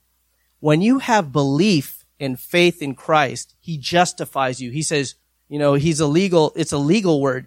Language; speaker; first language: English; native; English